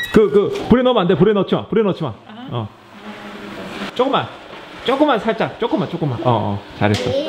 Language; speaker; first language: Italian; non-native, learner; Korean